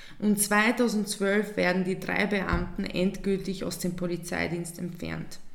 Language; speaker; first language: German; early bilingual, other home language; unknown